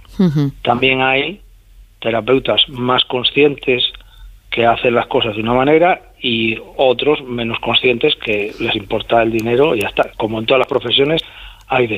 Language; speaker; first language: Spanish; native; Spanish